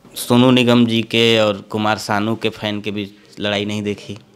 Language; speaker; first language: Hindi; native; Hindi